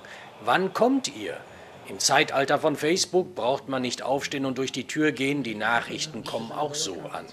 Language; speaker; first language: German; native; German